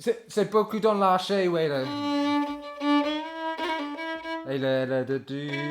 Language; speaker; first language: French; non-native, fluent; English